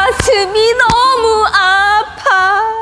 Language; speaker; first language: Korean; native; Korean